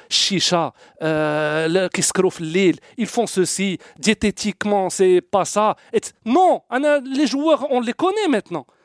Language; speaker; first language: French; non-native, local second language; Arabic